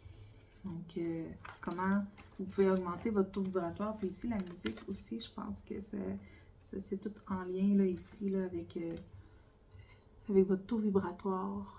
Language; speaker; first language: French; native; French